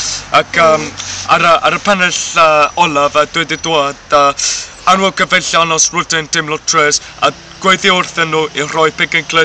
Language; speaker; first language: Welsh; non-native, learner; English